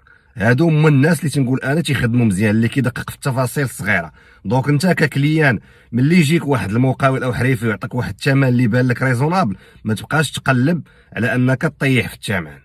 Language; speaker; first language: Arabic; native; Arabic